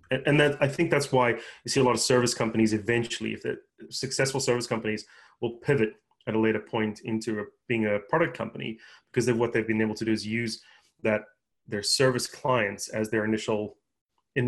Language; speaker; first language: English; native; English